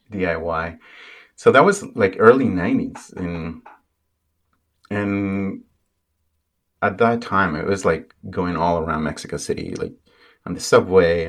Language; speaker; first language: English; non-native, fluent; Spanish